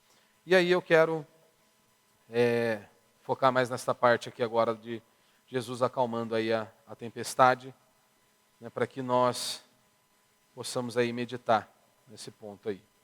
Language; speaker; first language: Portuguese; native; Portuguese